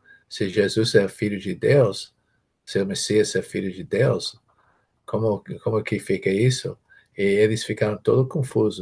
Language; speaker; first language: Portuguese; non-native, fluent; English